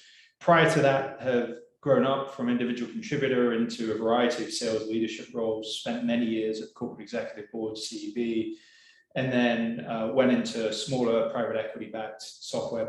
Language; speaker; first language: English; native; English